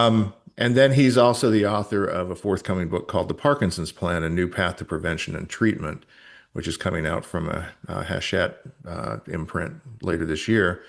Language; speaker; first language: English; native; English